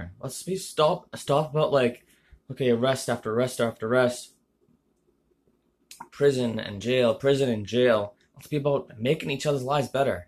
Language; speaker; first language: English; native; English